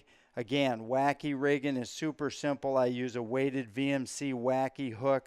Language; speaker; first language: English; native; English